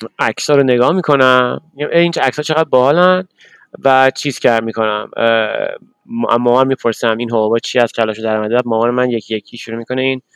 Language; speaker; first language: Persian; early bilingual, other home language; English